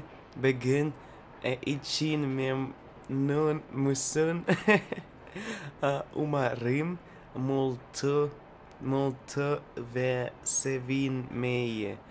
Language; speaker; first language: Turkish; non-native, learner; Russian